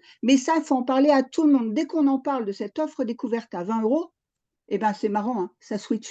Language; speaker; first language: French; native; French